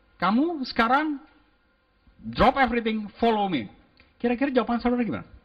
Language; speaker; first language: Indonesian; native; Indonesian